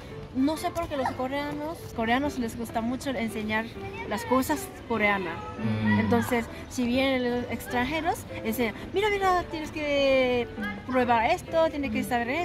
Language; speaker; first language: Spanish; non-native, fluent; Korean